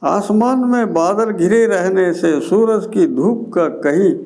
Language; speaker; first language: Hindi; non-native, local second language; Telugu